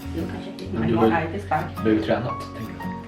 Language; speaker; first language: Swedish; non-native, learner; Thai